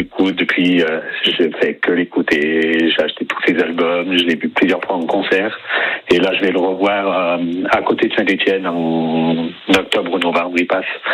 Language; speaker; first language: French; native; French